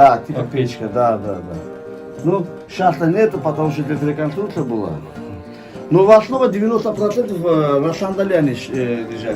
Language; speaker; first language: Russian; non-native, local second language; Uzbek